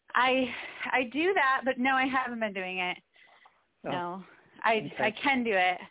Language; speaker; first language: English; native; English